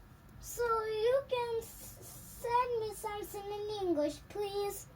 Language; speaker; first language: English; non-native, learner; Russian